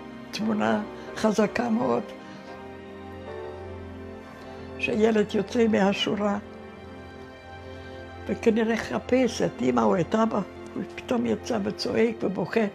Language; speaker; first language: Hebrew; non-native, fluent; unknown